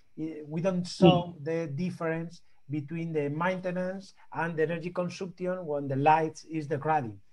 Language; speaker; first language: English; non-native, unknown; Spanish